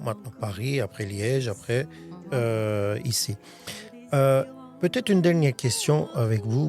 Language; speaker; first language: French; non-native, fluent; Armenian